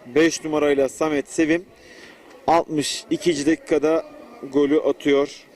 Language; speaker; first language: Turkish; native; Turkish